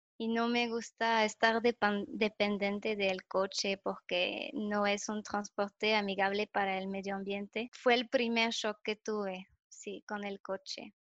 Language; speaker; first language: Spanish; non-native, fluent; French